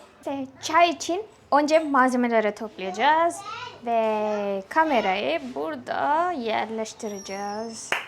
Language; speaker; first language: Turkish; non-native, fluent; Hindi